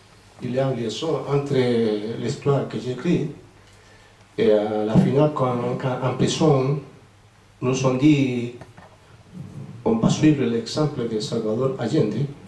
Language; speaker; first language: French; non-native, fluent; Spanish